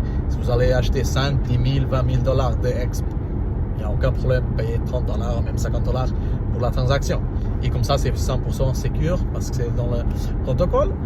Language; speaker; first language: French; non-native, learner; Portuguese